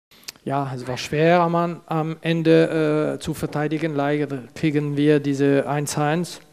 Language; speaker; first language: German; non-native, fluent; French